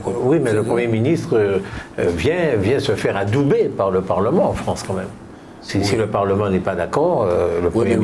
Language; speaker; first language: French; native; French